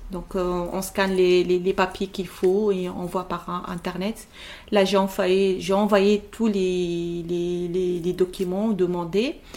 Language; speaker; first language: French; non-native, local second language; Arabic